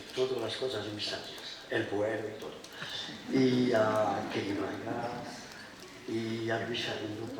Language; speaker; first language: Spanish; non-native, learner; French